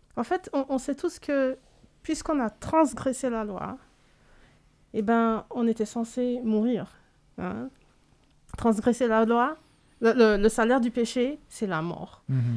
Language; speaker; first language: French; native; French